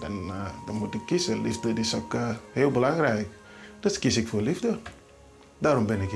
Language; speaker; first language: Dutch; non-native, learner; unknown